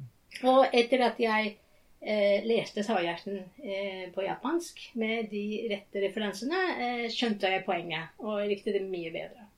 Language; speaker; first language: Norwegian; non-native, fluent; Japanese